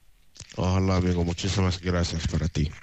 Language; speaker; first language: Spanish; non-native, fluent; Arabic